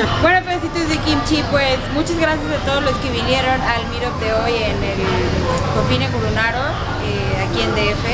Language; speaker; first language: Spanish; native; Spanish